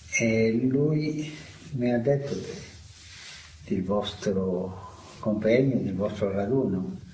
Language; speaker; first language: Italian; non-native, fluent; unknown